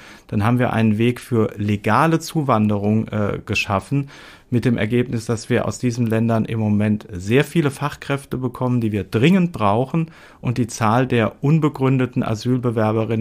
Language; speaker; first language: German; native; German